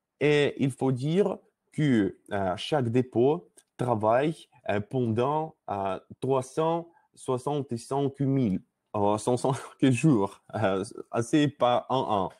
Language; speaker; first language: French; non-native, learner; Russian